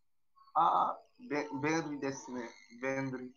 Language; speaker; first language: Japanese; non-native, learner; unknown